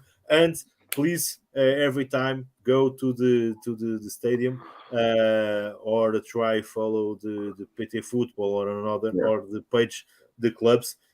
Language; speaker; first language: English; non-native, learner; Portuguese